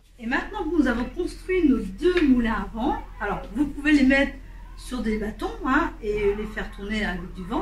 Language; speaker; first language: French; native; French